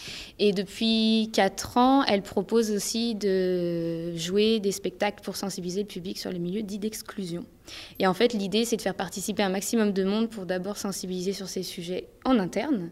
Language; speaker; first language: French; native; French